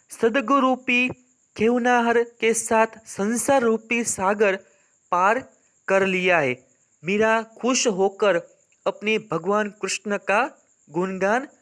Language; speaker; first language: Hindi; non-native, local second language; Gujarati